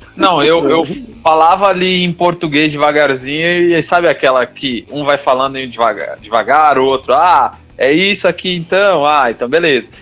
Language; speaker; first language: Portuguese; native; Portuguese